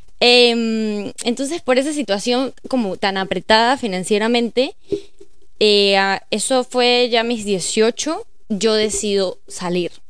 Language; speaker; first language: Spanish; native; Spanish